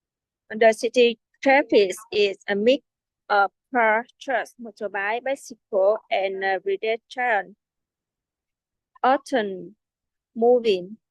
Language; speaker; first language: English; non-native, learner; Vietnamese